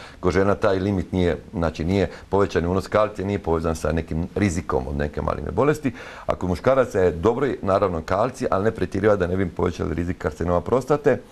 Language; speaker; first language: Croatian; native; Croatian